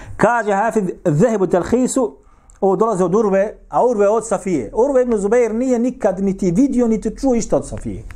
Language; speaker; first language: Bosnian; native; Bosnian